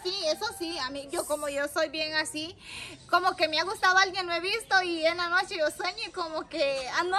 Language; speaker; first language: Spanish; native; Spanish